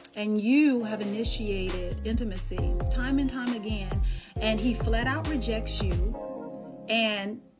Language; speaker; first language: English; native; English